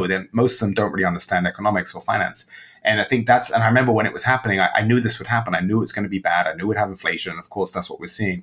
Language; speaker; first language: English; native; English